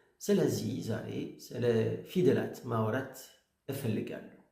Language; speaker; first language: Amharic; non-native, learner; French